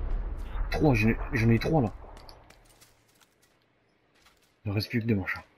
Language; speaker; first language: French; native; French